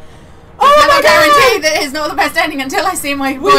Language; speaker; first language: English; native; English